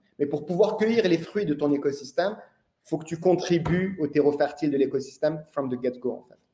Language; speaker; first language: French; non-native, local second language; Arabic